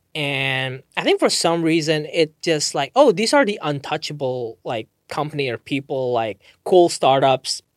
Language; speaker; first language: English; non-native, fluent; Indonesian